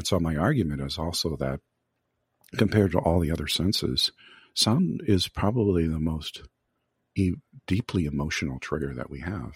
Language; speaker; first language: English; native; English